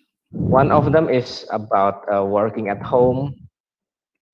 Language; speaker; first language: English; non-native, learner; Indonesian